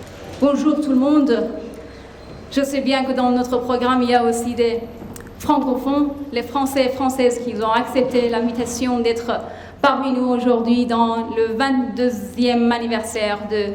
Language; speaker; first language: French; non-native, fluent; Persian